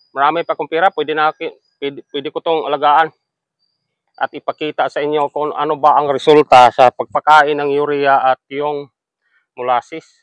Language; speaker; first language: Filipino; non-native, local second language; Cebuano